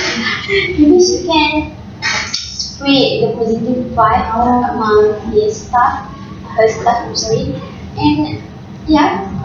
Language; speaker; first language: English; non-native, learner; Malay